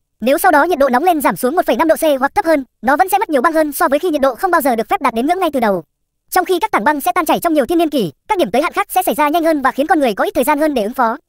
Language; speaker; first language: Vietnamese; native; Vietnamese